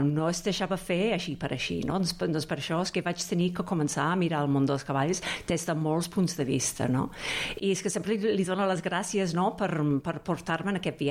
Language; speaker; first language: Catalan; non-native, fluent; English